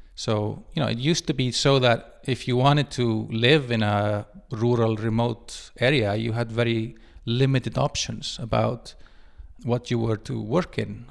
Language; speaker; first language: English; non-native, fluent; Icelandic